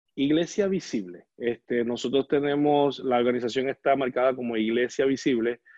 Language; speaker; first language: Spanish; native; Spanish